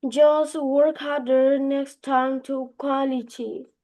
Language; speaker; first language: English; non-native, learner; Vietnamese